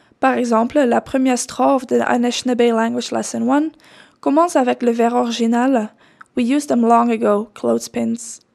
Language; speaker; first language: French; non-native, fluent; Dutch